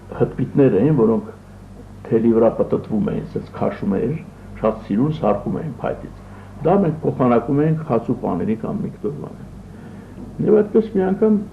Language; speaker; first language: Armenian; early bilingual, other home language; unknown